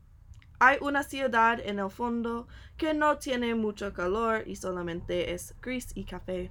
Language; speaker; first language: Spanish; non-native, learner; English